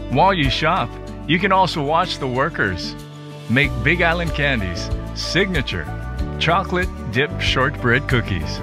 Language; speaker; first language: English; native; English